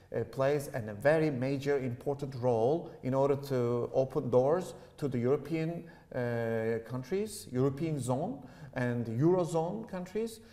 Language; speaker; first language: English; non-native, fluent; Turkish